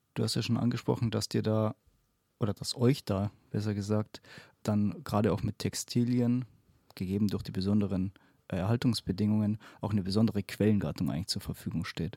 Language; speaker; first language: German; native; German